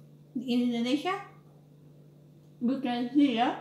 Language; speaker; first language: English; non-native, learner; Indonesian